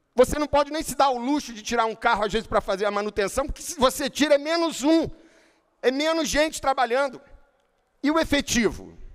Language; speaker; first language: Portuguese; native; Portuguese